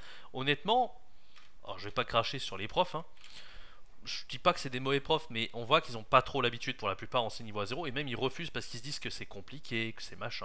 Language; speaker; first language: French; native; French